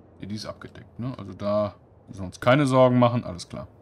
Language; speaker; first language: German; native; German